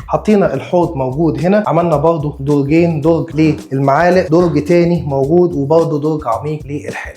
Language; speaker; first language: Arabic; native; Arabic